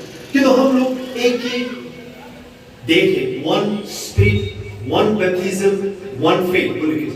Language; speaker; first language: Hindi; non-native, local second language; Bodo